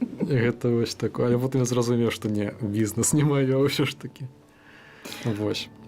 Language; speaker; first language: Belarusian; native; Belarusian